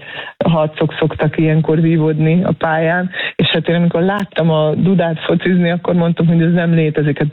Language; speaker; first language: Hungarian; native; Hungarian